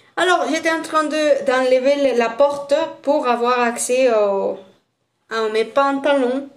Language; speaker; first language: French; non-native, fluent; Spanish